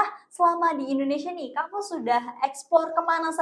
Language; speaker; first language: Indonesian; native; Indonesian